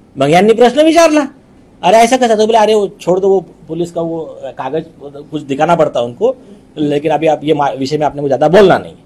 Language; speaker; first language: Hindi; non-native, local second language; Marathi